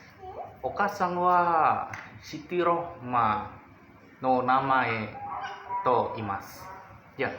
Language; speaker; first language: Japanese; non-native, learner; Indonesian